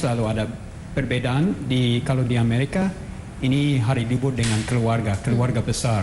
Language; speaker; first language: Indonesian; non-native, fluent; English